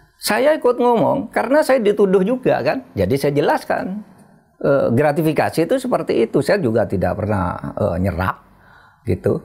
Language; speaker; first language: Indonesian; non-native, local second language; Madurese